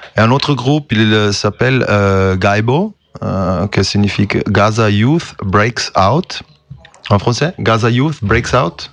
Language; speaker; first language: French; non-native, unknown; Croatian